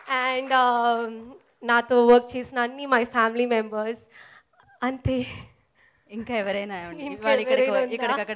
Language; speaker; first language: Telugu; non-native, learner; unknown